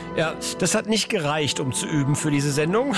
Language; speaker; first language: German; native; German